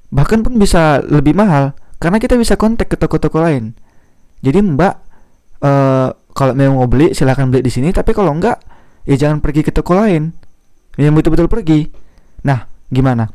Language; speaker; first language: Indonesian; native; Indonesian